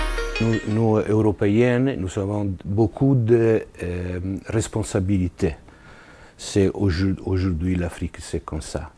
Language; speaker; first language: French; non-native, learner; Italian